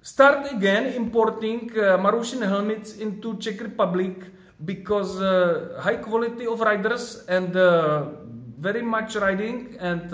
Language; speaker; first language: English; non-native, learner; Czech